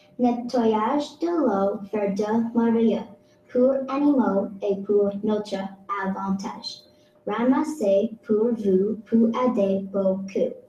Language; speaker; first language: French; non-native, local second language; English